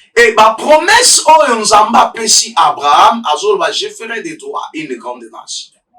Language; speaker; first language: Lingala; native; Lingala